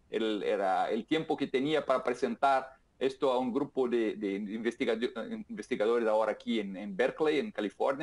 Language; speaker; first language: Spanish; non-native, fluent; Portuguese